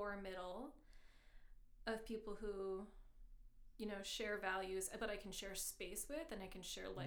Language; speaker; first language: English; native; English